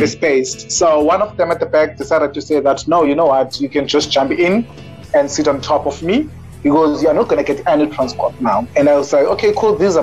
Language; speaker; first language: English; non-native, local second language; Xhosa